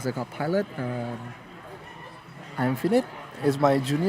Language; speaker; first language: English; non-native, learner; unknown